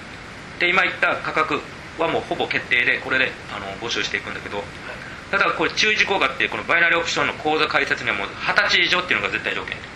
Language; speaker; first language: Japanese; native; Japanese